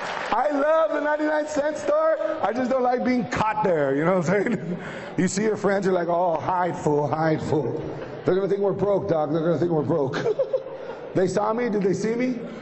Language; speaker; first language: English; early bilingual, other home language; Spanish